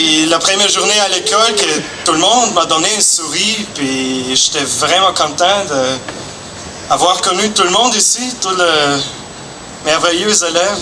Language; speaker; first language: French; non-native, fluent; German